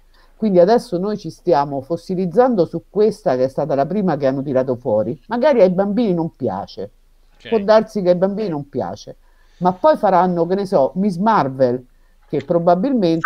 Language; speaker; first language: Italian; native; Italian